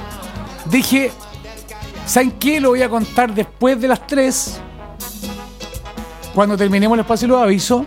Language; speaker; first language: Spanish; native; Spanish